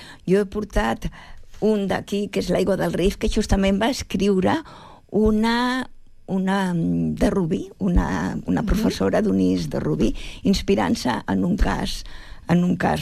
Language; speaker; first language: Catalan; native; Catalan